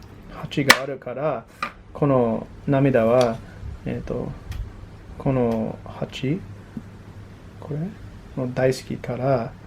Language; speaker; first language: Japanese; non-native, learner; English